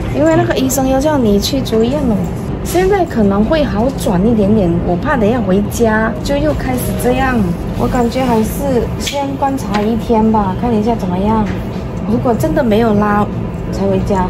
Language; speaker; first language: Chinese; non-native, fluent; Indonesian